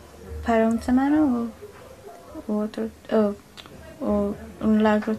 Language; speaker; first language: Spanish; non-native, learner; English